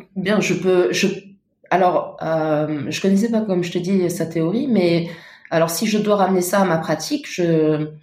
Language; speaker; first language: French; native; French